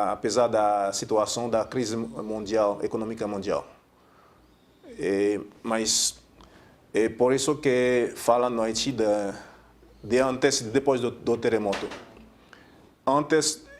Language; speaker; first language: Portuguese; non-native, fluent; Haitian Creole